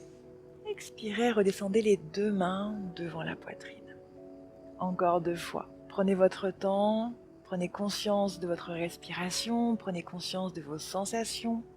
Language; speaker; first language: French; native; French